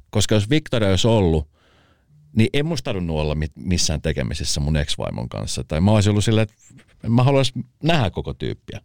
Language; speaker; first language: Finnish; early bilingual, other home language; Spanish